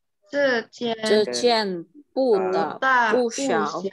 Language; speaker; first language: Chinese; non-native, learner; Indonesian